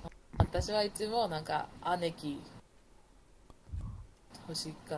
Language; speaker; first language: Japanese; non-native, learner; Spanish